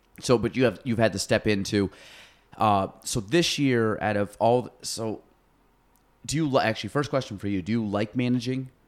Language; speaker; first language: English; native; English